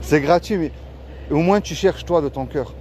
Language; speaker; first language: French; native; French